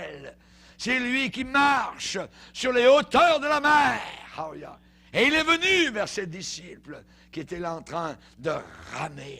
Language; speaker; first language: French; native; French